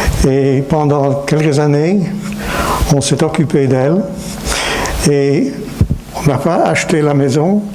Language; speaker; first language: French; non-native, fluent; English